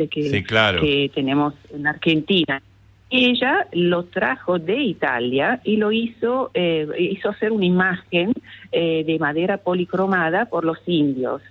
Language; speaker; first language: Spanish; non-native, fluent; Italian